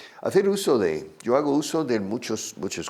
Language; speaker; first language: Spanish; non-native, fluent; English